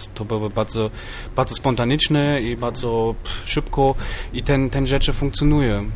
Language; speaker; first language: Polish; non-native, learner; German